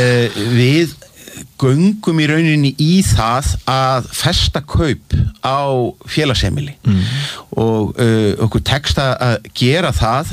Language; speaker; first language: Icelandic; native; Icelandic